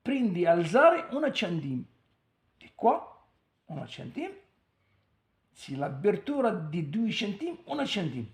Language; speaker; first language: Italian; non-native, learner; Arabic